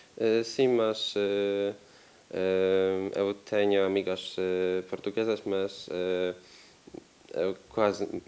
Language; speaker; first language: Portuguese; non-native, learner; Polish